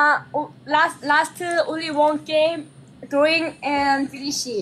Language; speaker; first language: English; non-native, learner; Korean